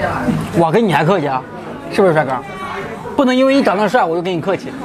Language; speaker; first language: Chinese; native; Chinese